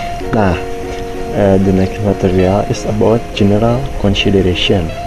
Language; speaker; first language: English; non-native, learner; Indonesian